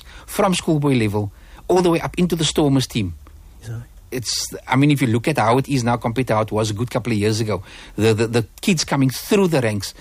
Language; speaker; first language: English; native; English